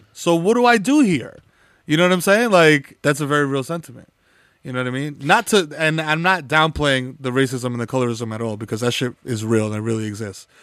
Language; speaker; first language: English; early bilingual, other home language; Spanish